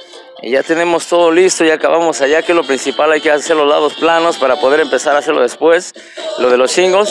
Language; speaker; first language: Spanish; native; Spanish